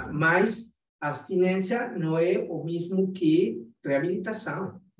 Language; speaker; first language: Portuguese; non-native, fluent; Spanish